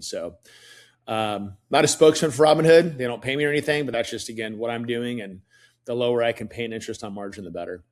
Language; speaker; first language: English; native; English